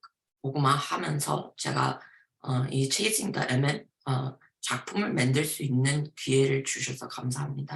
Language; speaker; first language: Korean; early bilingual, heritage; Korean